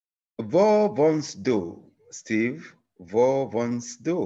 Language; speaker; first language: German; non-native, learner; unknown